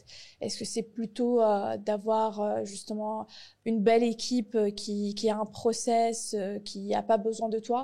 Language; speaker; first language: French; native; French